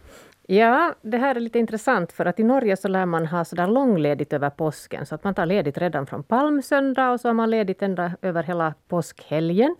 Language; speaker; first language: Swedish; native; Swedish